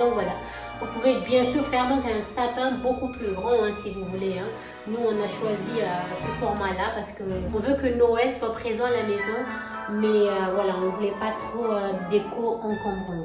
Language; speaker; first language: French; native; French